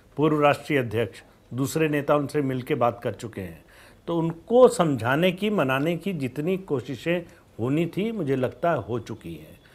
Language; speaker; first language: Hindi; native; Hindi